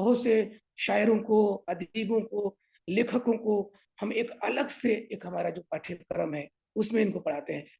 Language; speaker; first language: Hindi; native; Hindi